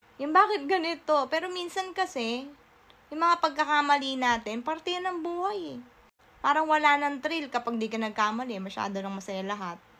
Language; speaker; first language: Filipino; native; Filipino